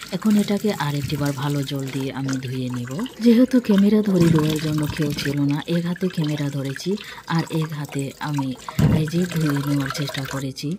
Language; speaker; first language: Bangla; non-native, local second language; Bodo